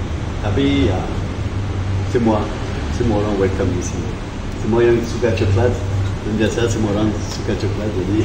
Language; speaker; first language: Indonesian; non-native, fluent; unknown